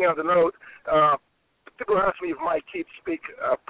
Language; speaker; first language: English; non-native, fluent; Polish